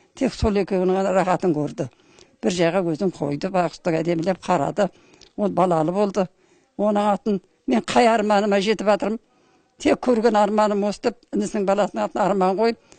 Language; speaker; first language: Kazakh; native; Kazakh